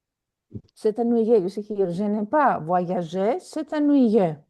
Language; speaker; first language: French; non-native, fluent; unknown